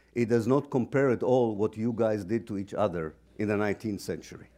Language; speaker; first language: English; non-native, fluent; Hebrew